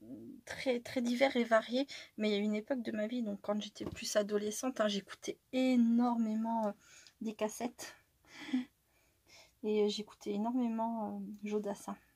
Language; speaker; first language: French; native; French